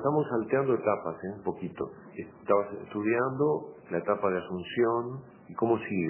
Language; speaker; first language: Spanish; native; Spanish